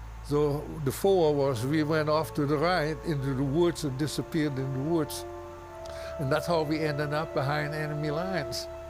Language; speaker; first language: English; non-native, fluent; German